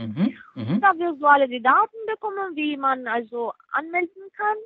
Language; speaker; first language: German; non-native, fluent; Spanish